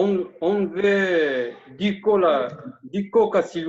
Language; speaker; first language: French; non-native, learner; Kurdish